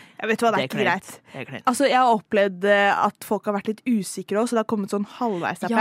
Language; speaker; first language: Norwegian; native; Norwegian